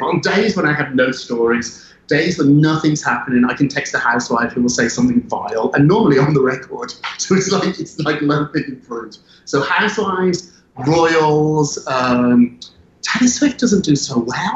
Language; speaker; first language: English; native; English